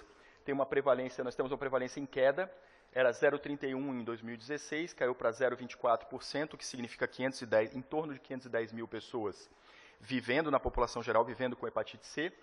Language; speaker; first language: Portuguese; native; Portuguese